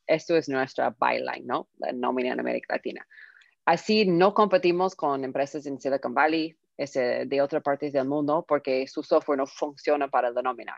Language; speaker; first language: Spanish; non-native, fluent; English